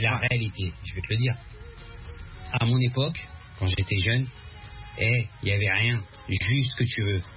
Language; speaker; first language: French; native; French